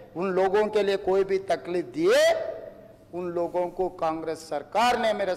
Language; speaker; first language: Hindi; non-native, local second language; Telugu